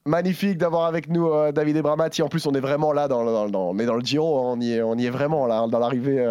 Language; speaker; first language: French; native; French